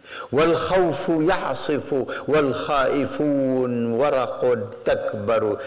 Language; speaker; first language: Arabic; native; Arabic